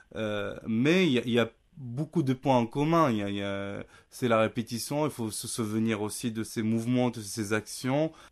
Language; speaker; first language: French; non-native, local second language; Riffian